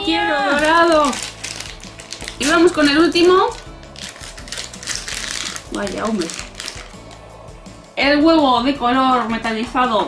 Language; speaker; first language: Spanish; native; Spanish